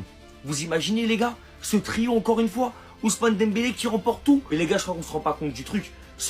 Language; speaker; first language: French; native; French